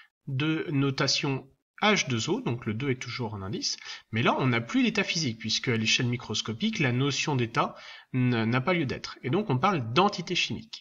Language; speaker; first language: French; native; French